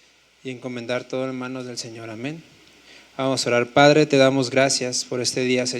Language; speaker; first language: Spanish; native; Spanish